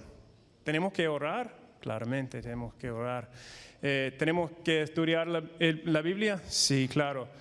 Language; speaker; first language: Spanish; non-native, fluent; English